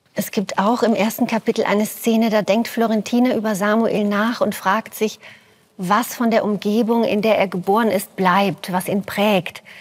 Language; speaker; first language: German; early bilingual, other home language; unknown